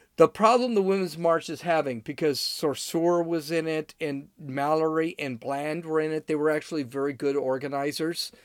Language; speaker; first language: English; native; English